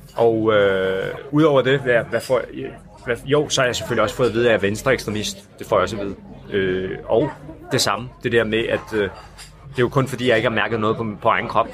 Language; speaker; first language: Danish; early bilingual, other home language; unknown